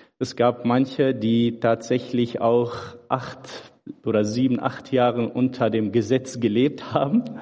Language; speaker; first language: German; early bilingual, other home language; Turoyo